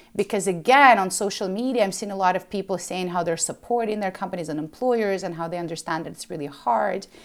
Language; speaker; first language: English; early bilingual, other home language; Ukrainian